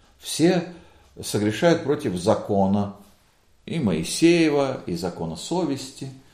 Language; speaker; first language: Russian; non-native, local second language; Latvian